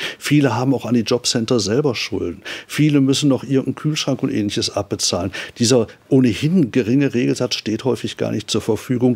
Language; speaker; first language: German; native; German